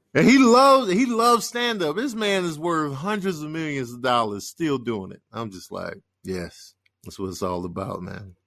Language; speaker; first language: English; native; English